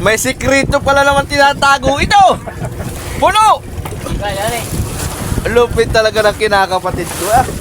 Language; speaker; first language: Filipino; native; Filipino